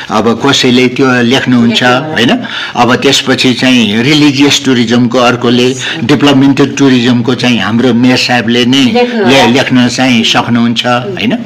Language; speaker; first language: Nepali; non-native, local second language; Newari